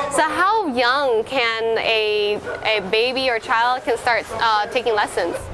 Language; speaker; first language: English; early bilingual, other home language; Vietnamese